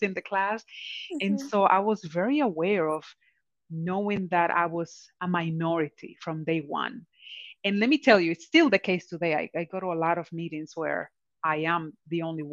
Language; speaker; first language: English; non-native, fluent; Spanish